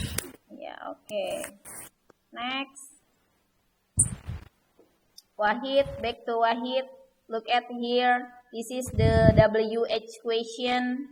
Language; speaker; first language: English; non-native, learner; Indonesian